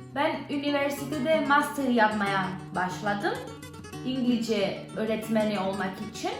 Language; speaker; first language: Turkish; non-native, learner; Spanish